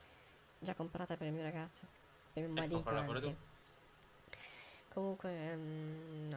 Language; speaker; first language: Italian; native; Italian